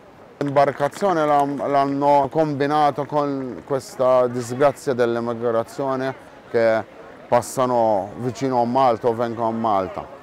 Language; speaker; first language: Italian; non-native, fluent; Maltese